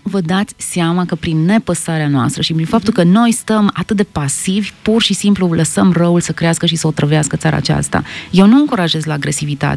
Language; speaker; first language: Romanian; native; Romanian